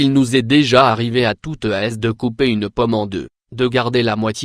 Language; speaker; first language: French; native; French